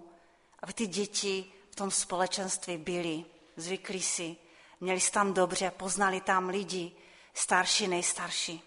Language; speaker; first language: Czech; non-native, local second language; Polish